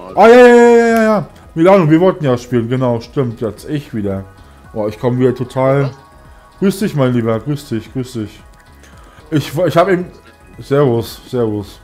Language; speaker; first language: German; native; German